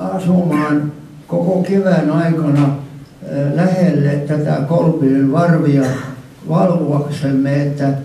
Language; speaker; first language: Finnish; non-native, local second language; Swedish